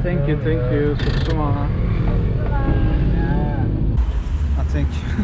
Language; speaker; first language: English; non-native, learner; Turkish